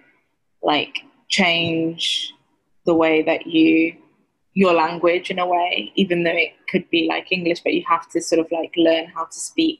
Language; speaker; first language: English; non-native, fluent; Greek